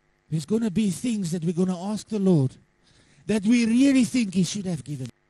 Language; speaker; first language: English; non-native, local second language; Afrikaans